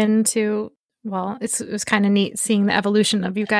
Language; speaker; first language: English; native; English